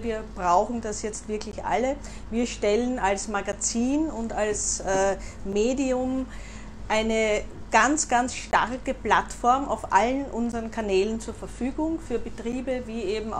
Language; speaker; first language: German; native; German